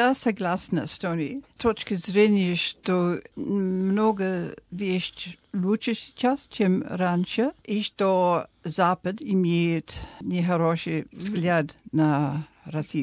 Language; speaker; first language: Russian; non-native, fluent; English